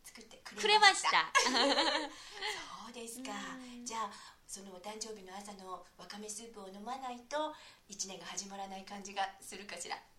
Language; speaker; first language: Japanese; native; Japanese